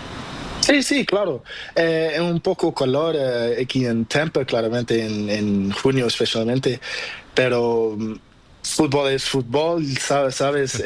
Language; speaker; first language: Spanish; non-native, learner; Portuguese